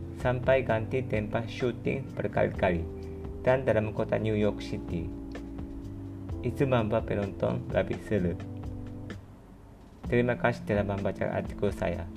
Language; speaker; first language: Indonesian; non-native, fluent; Japanese